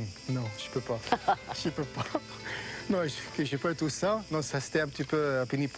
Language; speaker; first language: French; non-native, fluent; Greek